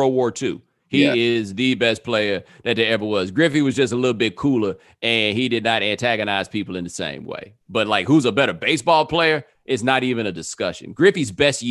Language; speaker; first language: English; native; English